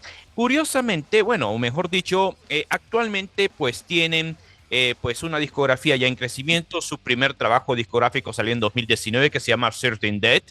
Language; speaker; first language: Spanish; native; Spanish